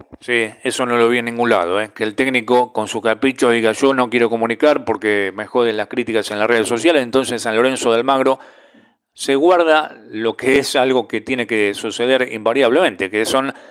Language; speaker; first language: Spanish; native; Spanish